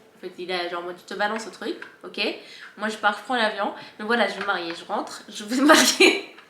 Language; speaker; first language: French; early bilingual, other home language; Arabic